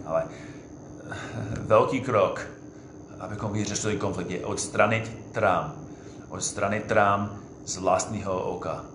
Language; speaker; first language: Czech; non-native, fluent; English